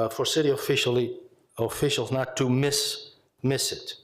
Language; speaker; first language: English; non-native, fluent; Italian